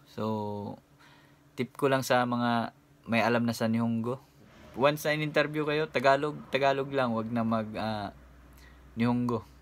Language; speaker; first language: Filipino; non-native, local second language; Cebuano